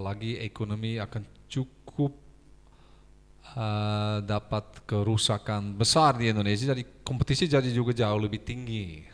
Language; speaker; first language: Indonesian; non-native, fluent; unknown